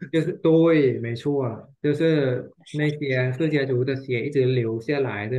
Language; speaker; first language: Chinese; non-native, fluent; Thai